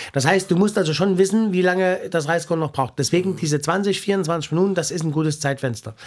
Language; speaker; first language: German; native; German